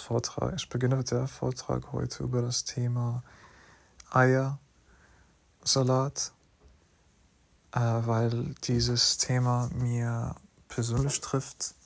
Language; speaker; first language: German; non-native, fluent; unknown